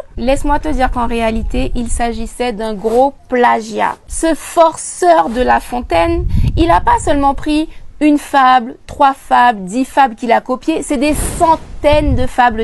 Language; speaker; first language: French; native; French